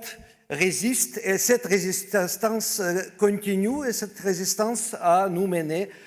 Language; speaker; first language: French; non-native, fluent; Ukrainian